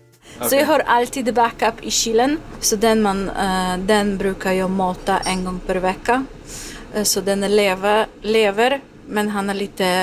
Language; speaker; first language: Swedish; non-native, learner; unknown